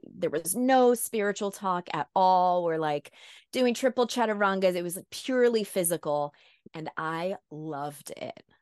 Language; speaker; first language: English; native; English